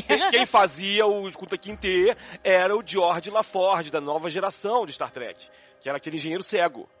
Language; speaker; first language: Portuguese; native; Portuguese